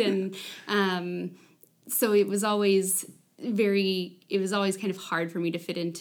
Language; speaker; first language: English; native; English